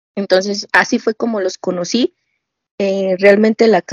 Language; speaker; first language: Spanish; native; Spanish